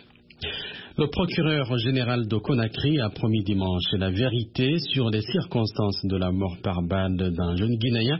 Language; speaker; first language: French; non-native, local second language; Rundi